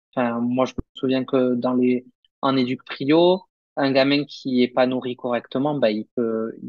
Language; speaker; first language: French; native; French